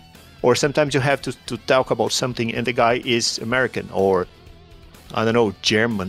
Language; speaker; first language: English; non-native, fluent; Portuguese